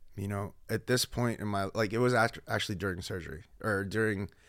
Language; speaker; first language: English; early bilingual, other home language; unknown